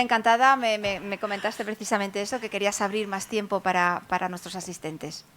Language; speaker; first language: Spanish; native; Spanish